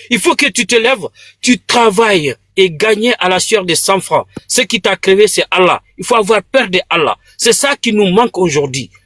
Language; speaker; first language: French; non-native, local second language; Bambara